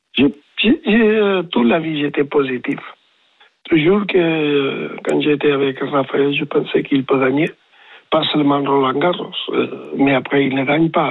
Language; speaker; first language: French; non-native, learner; Spanish